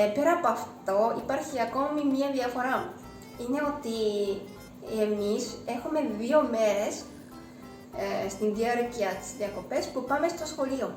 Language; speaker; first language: Greek; non-native, fluent; Japanese